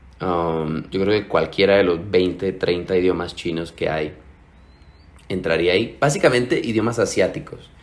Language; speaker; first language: Spanish; native; Spanish